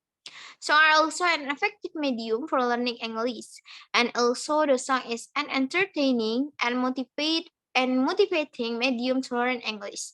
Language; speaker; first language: English; non-native, learner; Indonesian